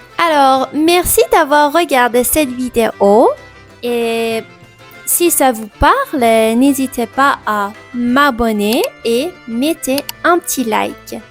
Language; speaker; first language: French; non-native, fluent; Persian